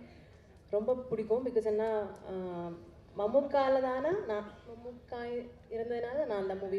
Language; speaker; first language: Tamil; non-native, learner; Malayalam